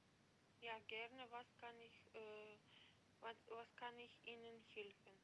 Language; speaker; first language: German; non-native, learner; Macedonian